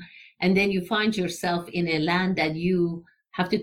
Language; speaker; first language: English; non-native, fluent; Persian